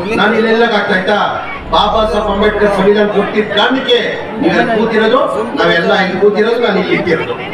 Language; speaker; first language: Kannada; non-native, local second language; Urdu